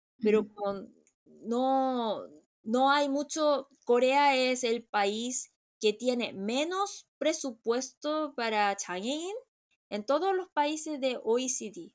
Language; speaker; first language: Spanish; non-native, fluent; Korean